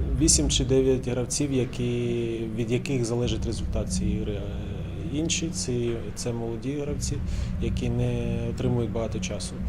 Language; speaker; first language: Ukrainian; non-native, local second language; Russian